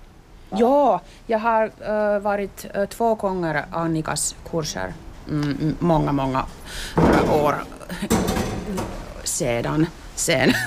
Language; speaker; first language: Swedish; non-native, local second language; Finnish